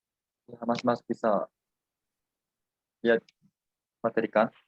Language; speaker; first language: Indonesian; non-native, fluent; Korean